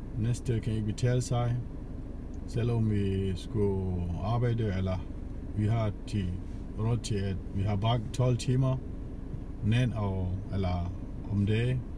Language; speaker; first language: Danish; non-native, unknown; Achinese